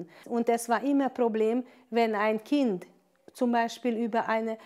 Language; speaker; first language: German; non-native, fluent; Hungarian